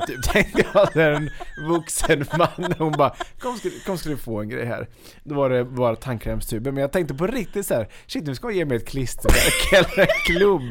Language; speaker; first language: Swedish; native; Swedish